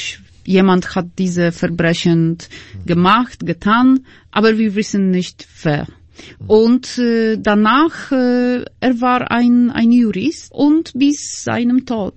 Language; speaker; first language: German; non-native, fluent; Polish